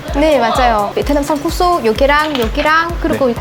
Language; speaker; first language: Korean; non-native, fluent; Vietnamese